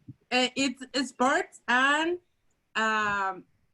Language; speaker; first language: English; non-native, learner; Spanish